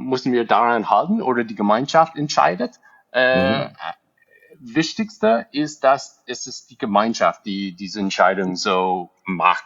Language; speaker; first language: German; non-native, fluent; English